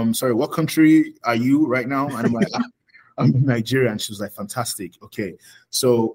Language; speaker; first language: English; non-native, local second language; Yoruba